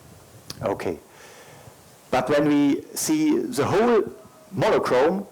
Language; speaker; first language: English; non-native, learner; German